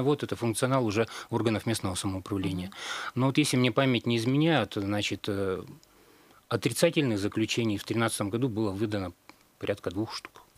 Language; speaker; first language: Russian; native; Russian